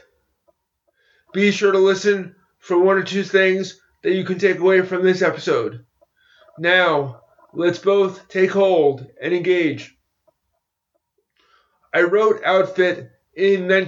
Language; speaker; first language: English; native; English